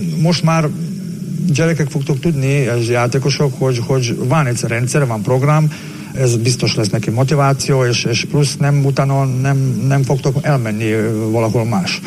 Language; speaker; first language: Hungarian; non-native, learner; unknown